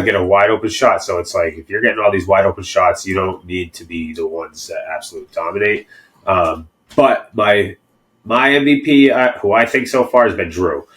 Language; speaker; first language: English; native; English